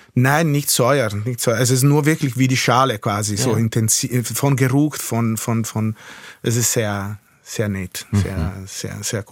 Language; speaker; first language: German; non-native, fluent; Italian